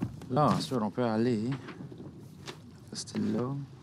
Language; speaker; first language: French; native; French